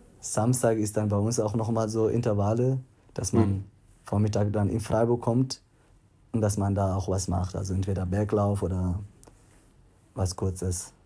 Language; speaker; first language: German; non-native, fluent; Tigrinya